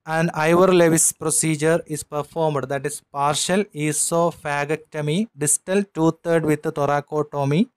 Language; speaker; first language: English; non-native, local second language; Malayalam